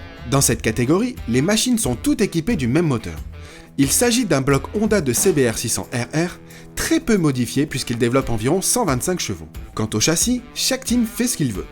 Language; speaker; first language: French; native; French